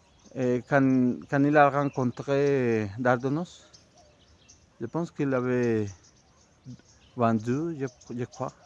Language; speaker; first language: French; non-native, fluent; Spanish